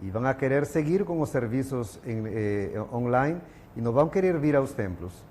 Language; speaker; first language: Spanish; non-native, fluent; Portuguese